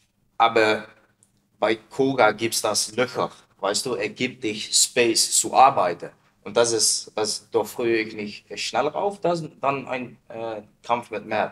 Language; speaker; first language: German; non-native, learner; Dutch